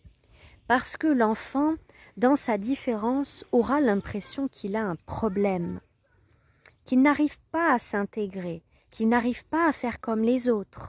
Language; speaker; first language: French; native; French